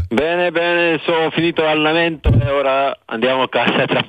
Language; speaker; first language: Italian; non-native, fluent; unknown